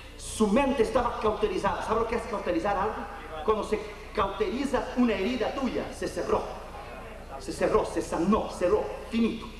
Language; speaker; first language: Spanish; non-native, fluent; Portuguese